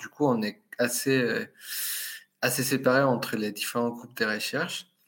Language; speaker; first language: French; non-native, fluent; Spanish